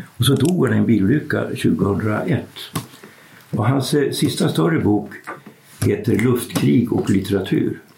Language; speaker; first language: Swedish; native; Swedish